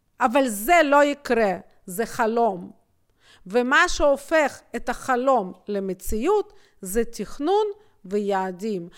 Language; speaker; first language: Hebrew; native; Hebrew